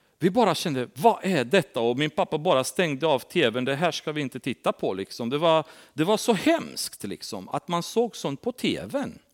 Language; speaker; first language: Swedish; non-native, fluent; Romanian